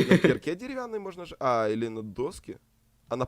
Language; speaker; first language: Russian; native; Russian